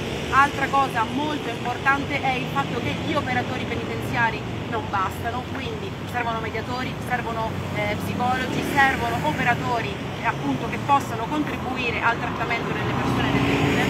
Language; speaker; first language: Italian; native; Italian